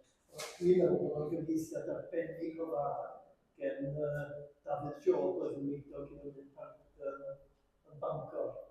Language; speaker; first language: Welsh; native; Welsh